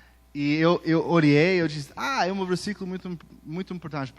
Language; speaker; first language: Portuguese; early bilingual, heritage; Portuguese